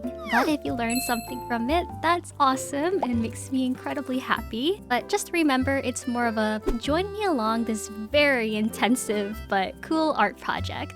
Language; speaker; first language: English; native; English